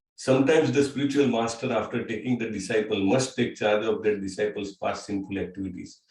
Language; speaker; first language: English; non-native, local second language; Gujarati